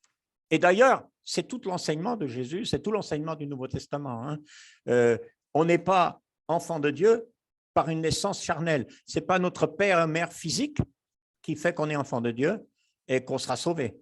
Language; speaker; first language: French; native; French